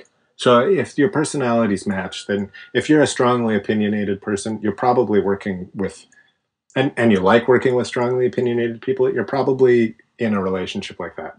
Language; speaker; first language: English; native; English